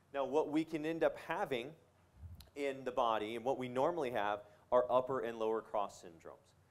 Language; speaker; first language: English; native; English